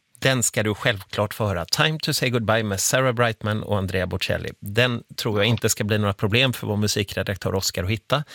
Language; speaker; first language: Swedish; native; Swedish